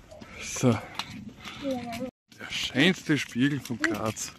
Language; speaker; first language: German; native; German